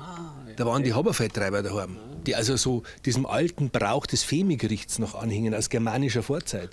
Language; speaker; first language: German; native; German